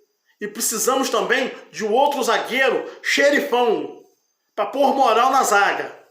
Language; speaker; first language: Portuguese; native; Portuguese